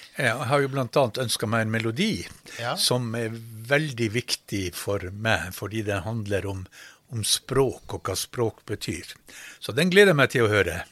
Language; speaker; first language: Norwegian; native; Norwegian